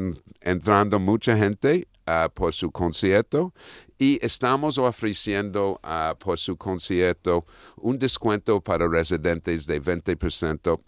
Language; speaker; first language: Spanish; non-native, fluent; English